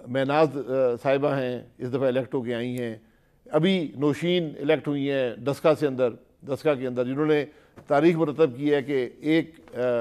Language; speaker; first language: Urdu; non-native, local second language; Punjabi